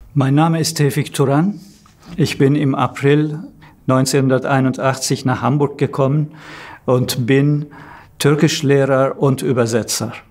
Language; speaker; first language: German; non-native, fluent; Turkish